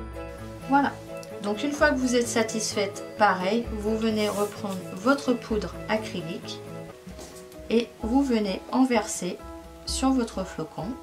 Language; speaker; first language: French; native; French